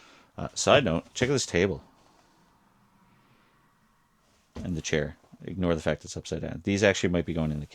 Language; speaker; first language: English; native; English